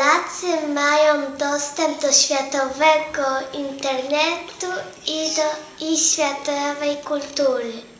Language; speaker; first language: Polish; native; Polish